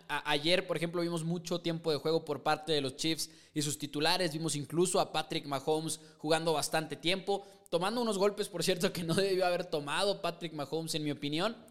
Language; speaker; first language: Spanish; native; Spanish